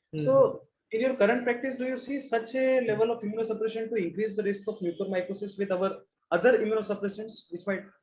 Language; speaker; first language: English; non-native, local second language; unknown